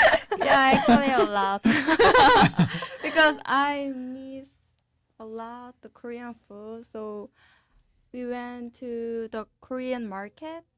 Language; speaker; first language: English; non-native, learner; Korean